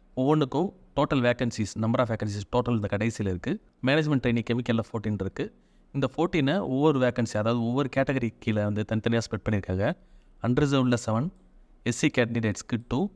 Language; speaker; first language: Tamil; native; Tamil